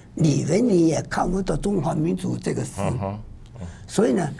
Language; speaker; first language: Chinese; native; Chinese